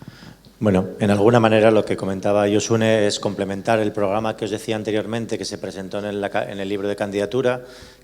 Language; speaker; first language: Spanish; native; Spanish